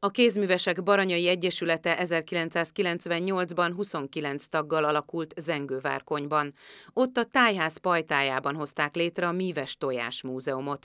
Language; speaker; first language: Hungarian; native; Hungarian